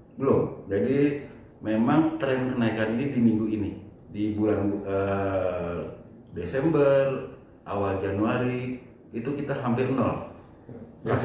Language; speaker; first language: Indonesian; native; Indonesian